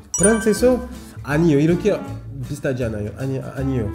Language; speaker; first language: Korean; non-native, learner; French